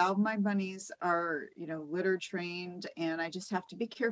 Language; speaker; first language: English; native; English